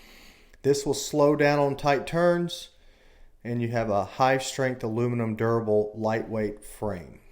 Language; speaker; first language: English; native; English